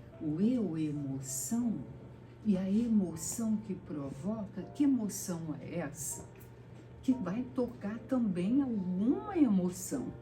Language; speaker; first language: Portuguese; native; Portuguese